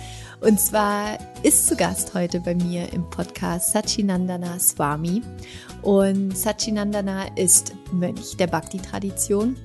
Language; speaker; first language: German; native; German